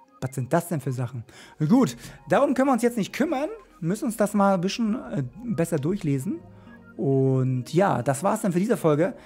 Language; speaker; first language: German; native; German